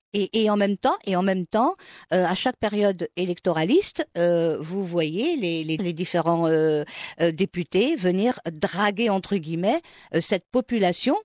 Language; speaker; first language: French; non-native, local second language; Arabic